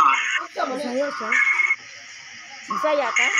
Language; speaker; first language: Filipino; non-native, local second language; Cebuano